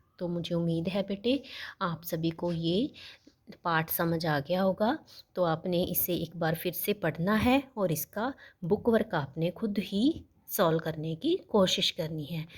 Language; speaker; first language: Hindi; non-native, local second language; Punjabi